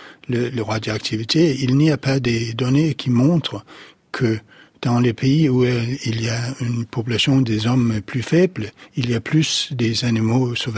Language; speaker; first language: French; non-native, fluent; Danish